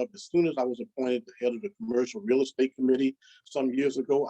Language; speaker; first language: English; native; English